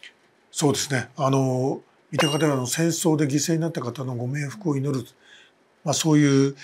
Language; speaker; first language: Japanese; native; Japanese